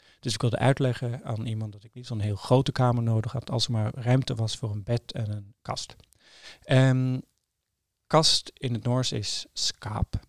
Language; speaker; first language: Dutch; non-native, fluent; Norwegian